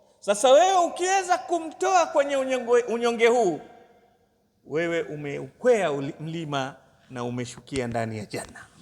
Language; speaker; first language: Swahili; native; Swahili